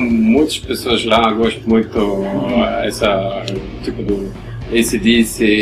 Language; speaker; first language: Portuguese; non-native, learner; Norwegian